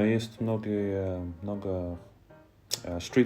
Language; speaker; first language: Russian; non-native, learner; Spanish